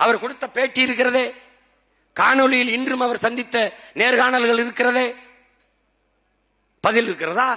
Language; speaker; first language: Tamil; native; Tamil